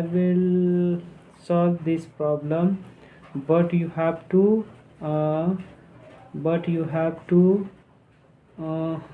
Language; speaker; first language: English; non-native, learner; Hindi